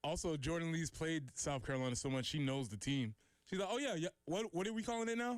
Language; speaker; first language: English; native; English